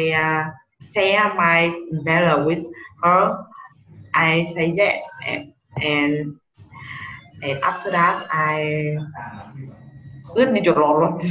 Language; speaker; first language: English; non-native, learner; Vietnamese